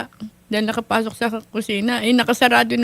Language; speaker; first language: Filipino; native; Filipino